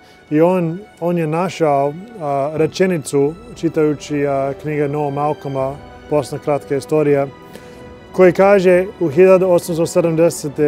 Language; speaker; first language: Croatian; non-native, learner; English